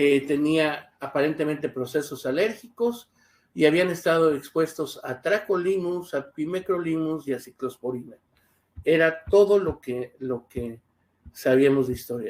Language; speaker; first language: Spanish; native; Spanish